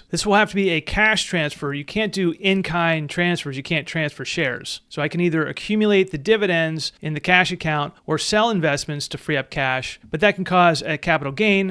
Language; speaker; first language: English; native; English